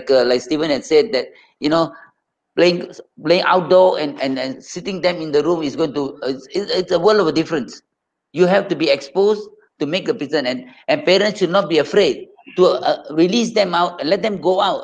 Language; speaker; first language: English; non-native, local second language; Tamil